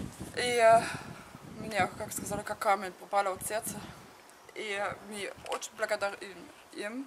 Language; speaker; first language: Russian; non-native, learner; German